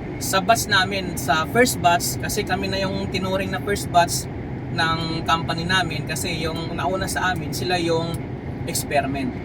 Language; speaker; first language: Filipino; non-native, local second language; Cebuano